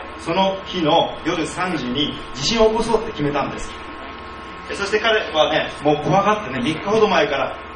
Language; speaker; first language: Japanese; native; Japanese